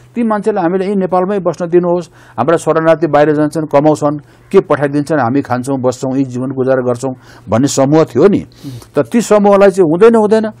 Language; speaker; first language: Nepali; native; Nepali